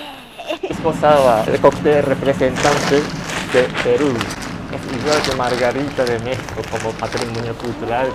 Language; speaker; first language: Spanish; non-native, fluent; Japanese